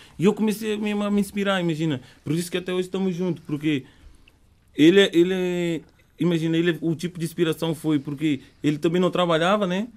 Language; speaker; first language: Portuguese; native; Portuguese